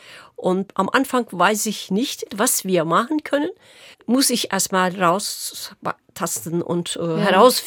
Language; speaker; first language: German; non-native, local second language; Turkish